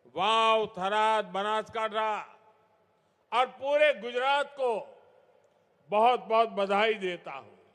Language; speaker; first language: Hindi; non-native, local second language; Gujarati